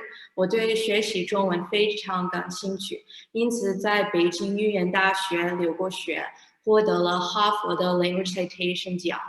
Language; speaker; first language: Chinese; non-native, fluent; English